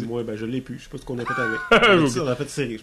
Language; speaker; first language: French; native; French